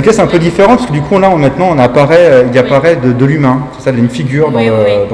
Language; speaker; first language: French; native; French